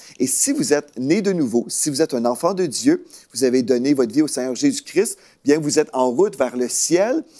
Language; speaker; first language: French; native; French